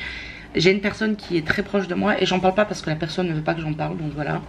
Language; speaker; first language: French; native; French